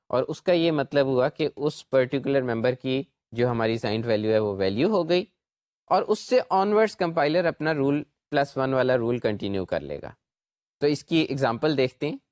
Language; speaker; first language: Urdu; native; Urdu